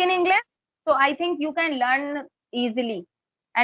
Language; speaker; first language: English; non-native, fluent; Hindi